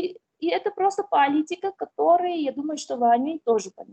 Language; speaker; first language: Russian; non-native, fluent; Armenian